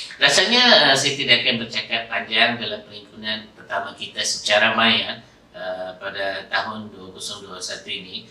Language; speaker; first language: Malay; native; Malay